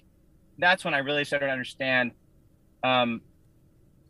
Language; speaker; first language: English; native; English